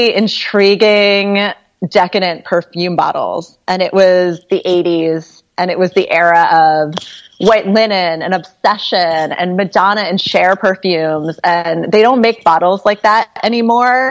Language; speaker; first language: English; native; English